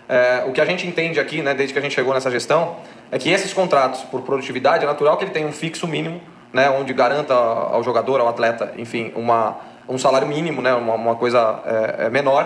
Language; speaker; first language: Portuguese; native; Portuguese